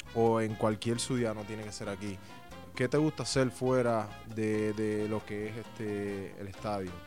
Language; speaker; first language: Spanish; native; Spanish